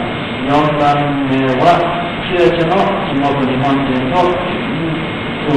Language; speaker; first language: Japanese; non-native, learner; Thai